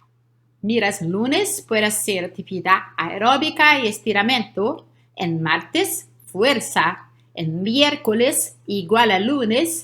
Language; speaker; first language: Spanish; non-native, learner; Portuguese